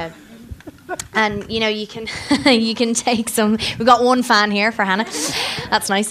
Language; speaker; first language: English; native; English